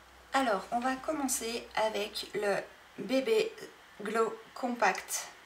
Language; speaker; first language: French; native; French